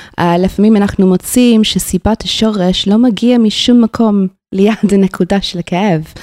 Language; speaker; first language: Hebrew; non-native, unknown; English